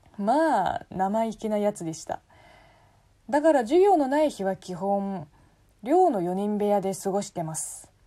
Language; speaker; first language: Japanese; non-native, fluent; Chinese